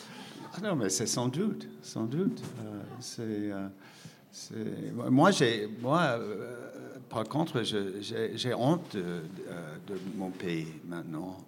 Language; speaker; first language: French; non-native, fluent; English